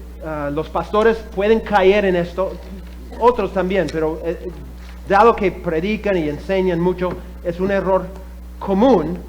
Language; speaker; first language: Spanish; non-native, fluent; English